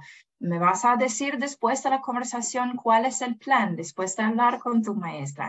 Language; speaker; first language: Spanish; non-native, fluent; English